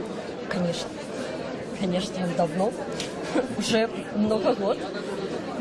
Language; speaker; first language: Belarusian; non-native, local second language; Russian